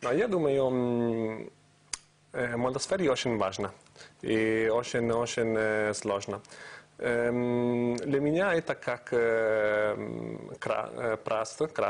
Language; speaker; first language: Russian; non-native, learner; Italian